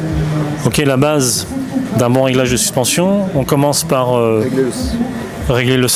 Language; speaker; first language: French; native; French